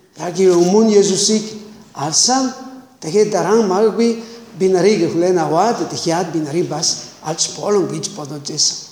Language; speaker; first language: Mongolian; non-native, learner; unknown